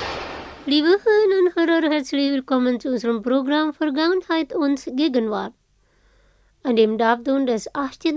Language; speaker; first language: German; non-native, fluent; Indonesian